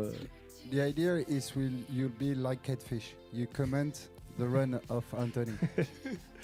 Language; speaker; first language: English; non-native, learner; French